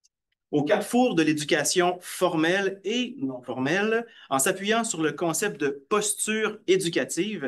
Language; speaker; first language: French; native; French